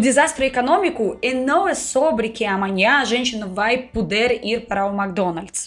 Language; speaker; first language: Portuguese; non-native, fluent; Russian